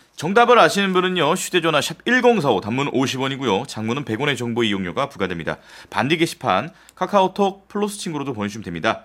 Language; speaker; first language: Korean; native; Korean